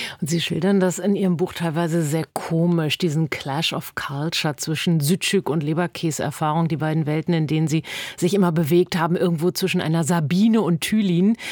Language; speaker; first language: German; native; German